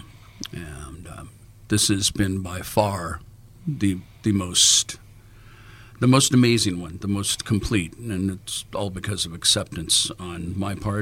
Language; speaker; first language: English; native; English